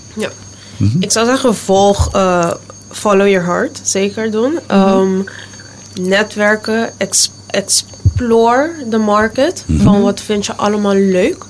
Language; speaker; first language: Dutch; non-native, local second language; Papiamento